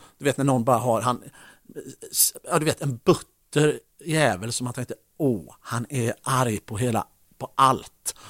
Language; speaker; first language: Swedish; native; Swedish